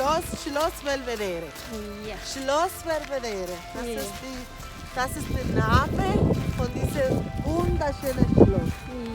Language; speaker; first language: German; non-native, learner; Spanish